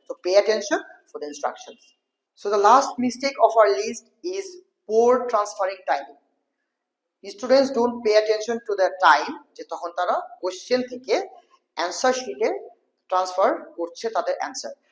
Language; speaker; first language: English; non-native, local second language; Bangla